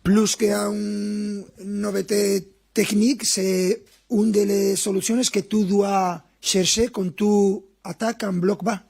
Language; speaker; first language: French; non-native, fluent; Spanish